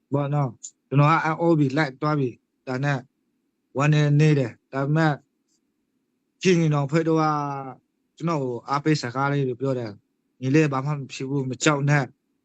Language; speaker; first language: Burmese; non-native, local second language; Hakha Chin